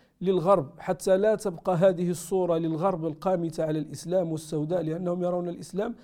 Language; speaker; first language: Arabic; native; Arabic